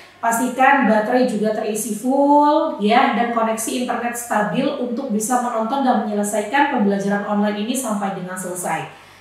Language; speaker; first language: Indonesian; native; Indonesian